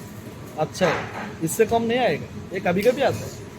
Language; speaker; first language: Hindi; non-native, learner; Bangla